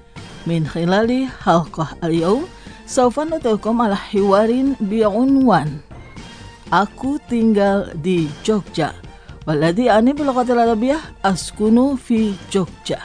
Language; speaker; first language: Arabic; non-native, fluent; Indonesian